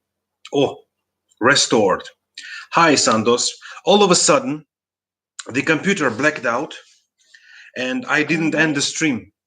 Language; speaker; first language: English; non-native, fluent; Russian